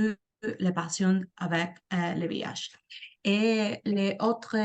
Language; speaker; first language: French; non-native, learner; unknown